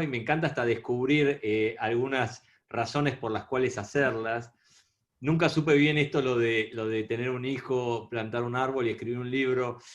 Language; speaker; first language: Spanish; native; Spanish